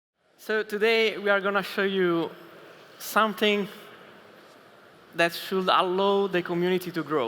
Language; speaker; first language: English; non-native, fluent; Italian